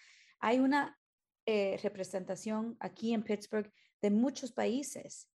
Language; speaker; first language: Spanish; early bilingual, heritage; Spanish